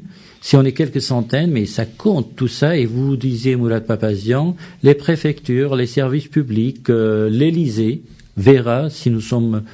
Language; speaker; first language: French; native; French